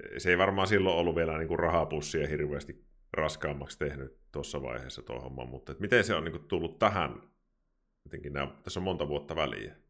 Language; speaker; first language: Finnish; native; Finnish